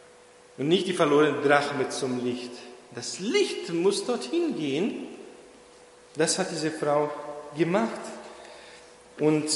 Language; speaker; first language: German; non-native, fluent; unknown